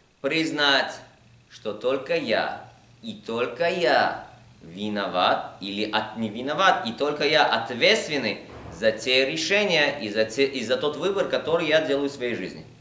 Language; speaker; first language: Russian; early bilingual, heritage; Russian